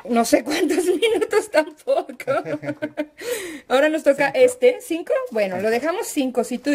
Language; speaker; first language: Spanish; native; Spanish